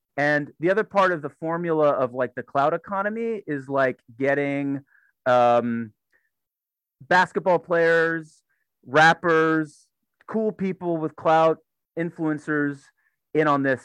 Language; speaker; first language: English; native; English